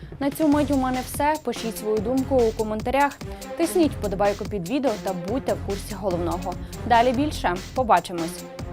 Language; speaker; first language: Ukrainian; native; Ukrainian